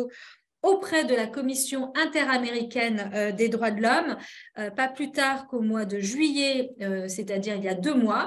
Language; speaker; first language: French; native; French